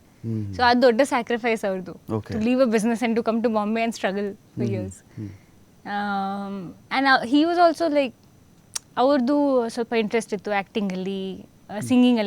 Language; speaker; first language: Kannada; non-native, learner; Hindi